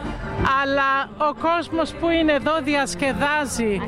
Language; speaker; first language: Greek; early bilingual, heritage; Greek